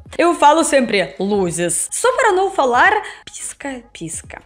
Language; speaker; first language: Portuguese; non-native, learner; Russian